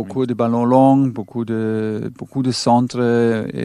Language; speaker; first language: French; non-native, fluent; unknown